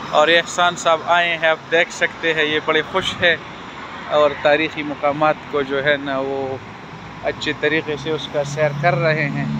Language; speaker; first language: Urdu; non-native, local second language; Pashto